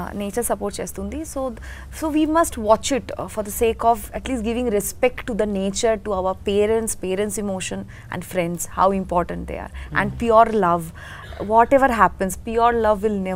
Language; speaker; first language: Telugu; non-native, learner; Bangla